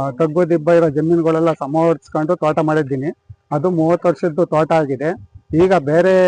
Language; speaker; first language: Kannada; native; Kannada